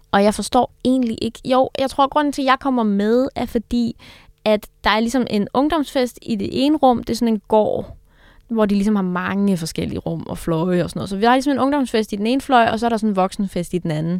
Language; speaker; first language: Danish; native; Danish